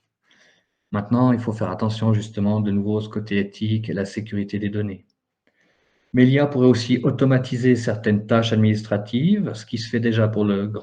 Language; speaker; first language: French; native; French